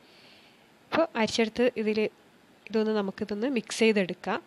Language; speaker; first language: Malayalam; native; Malayalam